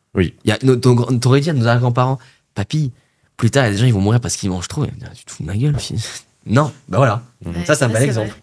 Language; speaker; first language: French; native; French